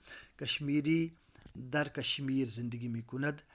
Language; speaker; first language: Persian; non-native, fluent; Urdu